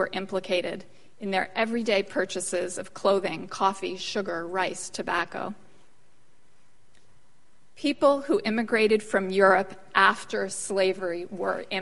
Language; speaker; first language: English; native; English